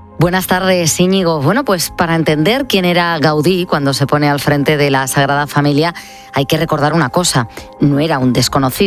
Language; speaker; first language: Spanish; native; Spanish